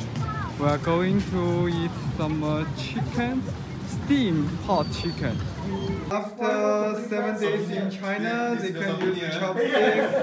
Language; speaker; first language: English; non-native, learner; Chinese